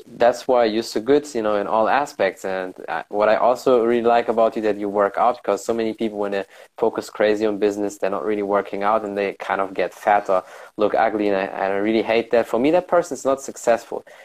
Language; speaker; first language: English; early bilingual, heritage; German